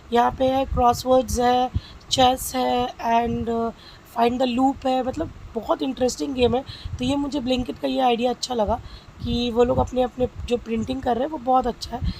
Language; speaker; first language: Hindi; non-native, local second language; Bangla